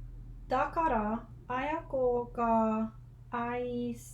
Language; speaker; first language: Japanese; non-native, learner; English